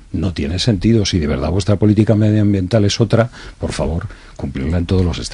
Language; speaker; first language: Spanish; native; Spanish